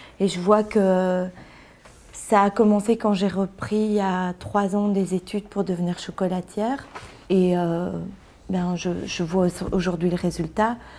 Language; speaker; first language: French; native; French